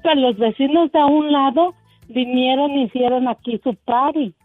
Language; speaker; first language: Spanish; native; Spanish